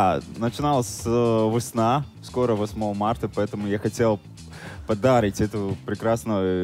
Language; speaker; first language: Russian; non-native, fluent; Latvian